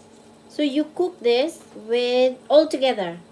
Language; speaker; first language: English; non-native, local second language; Filipino